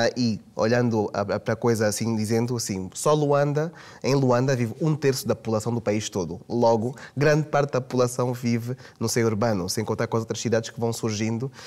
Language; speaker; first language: Portuguese; native; Portuguese